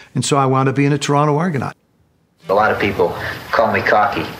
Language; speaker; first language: English; native; English